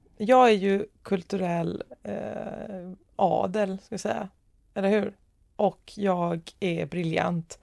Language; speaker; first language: Swedish; native; Swedish